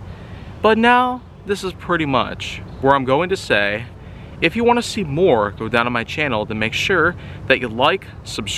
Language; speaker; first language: English; native; English